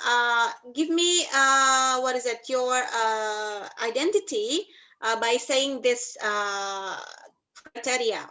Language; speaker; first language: English; non-native, fluent; Indonesian